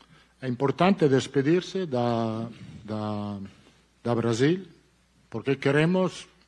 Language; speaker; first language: Portuguese; non-native, fluent; Italian